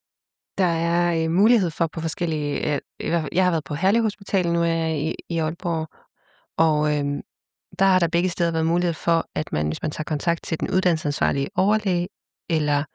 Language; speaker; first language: Danish; native; Danish